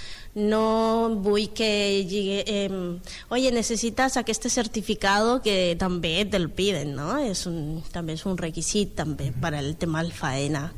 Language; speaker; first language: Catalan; non-native, learner; Spanish